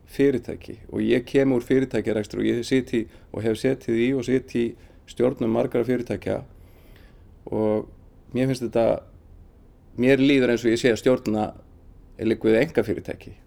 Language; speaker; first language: Icelandic; native; Icelandic